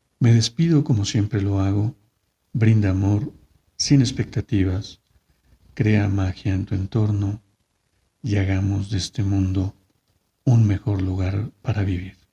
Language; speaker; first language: Spanish; native; Spanish